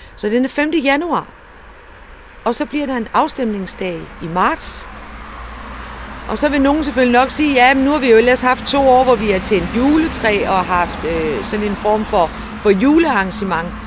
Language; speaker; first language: Danish; native; Danish